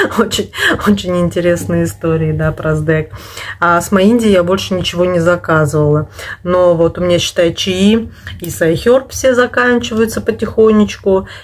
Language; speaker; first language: Russian; native; Russian